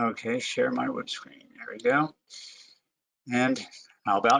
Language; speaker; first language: English; native; English